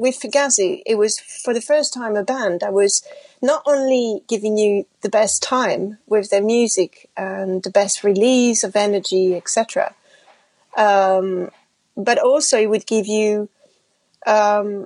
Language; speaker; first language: English; non-native, fluent; French